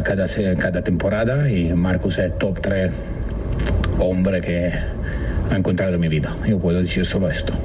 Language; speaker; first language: Spanish; non-native, learner; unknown